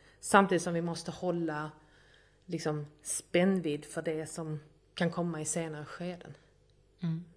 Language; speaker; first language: Swedish; native; Swedish